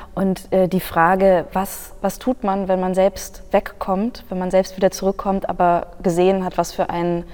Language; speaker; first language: German; native; German